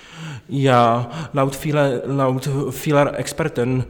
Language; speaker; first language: German; non-native, learner; Czech